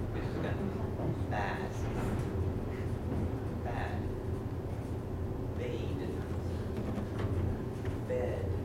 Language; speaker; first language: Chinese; non-native, learner; English